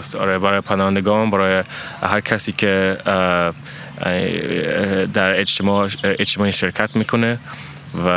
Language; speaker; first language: Persian; early bilingual, heritage; Persian